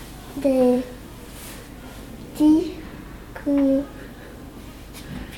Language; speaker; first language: French; non-native, learner; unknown